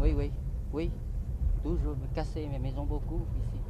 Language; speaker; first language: French; non-native, learner; Vietnamese